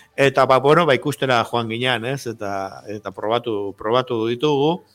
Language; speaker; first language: Basque; native; Basque